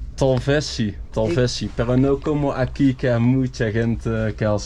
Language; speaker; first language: Spanish; non-native, learner; Dutch